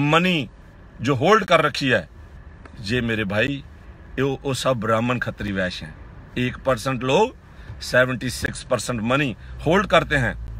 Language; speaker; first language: Hindi; non-native, local second language; Punjabi